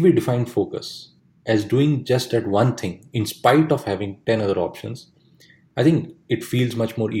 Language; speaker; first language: English; non-native, local second language; Hindi